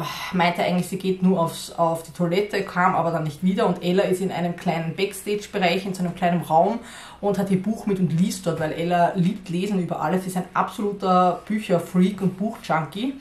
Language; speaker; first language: German; native; German